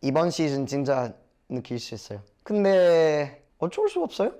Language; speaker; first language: Korean; non-native, learner; English